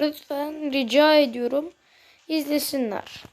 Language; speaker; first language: Turkish; native; Turkish